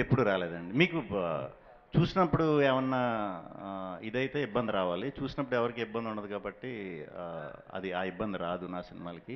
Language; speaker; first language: Telugu; native; Telugu